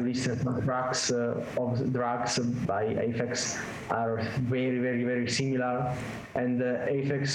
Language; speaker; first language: English; non-native, learner; Italian